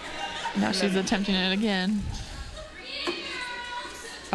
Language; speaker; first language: English; native; English